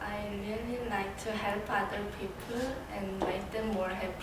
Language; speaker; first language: English; non-native, learner; Korean